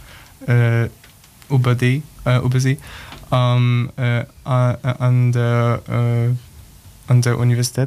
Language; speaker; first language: German; non-native, learner; Polish